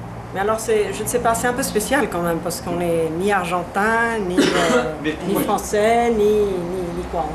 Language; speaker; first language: French; early bilingual, heritage; French